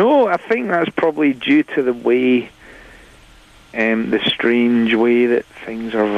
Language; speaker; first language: English; native; English